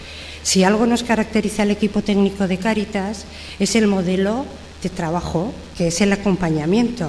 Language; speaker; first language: Spanish; native; Spanish